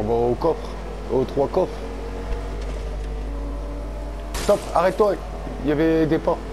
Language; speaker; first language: French; native; French